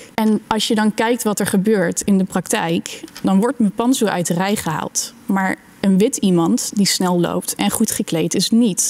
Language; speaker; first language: Dutch; native; Dutch